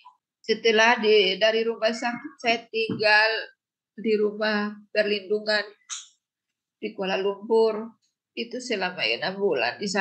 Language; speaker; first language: Indonesian; non-native, local second language; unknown